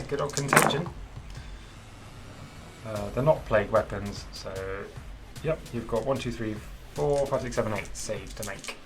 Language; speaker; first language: English; native; English